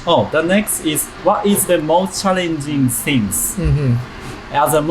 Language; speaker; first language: English; non-native, learner; Japanese